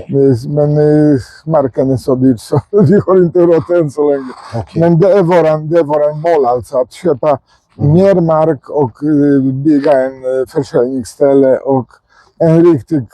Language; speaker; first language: Swedish; non-native, fluent; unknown